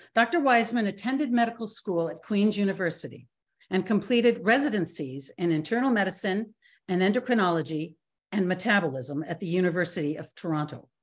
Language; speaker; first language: English; native; English